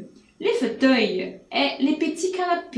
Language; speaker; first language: French; non-native, fluent; Portuguese